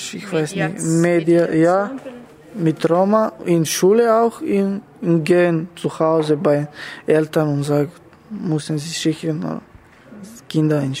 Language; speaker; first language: German; non-native, learner; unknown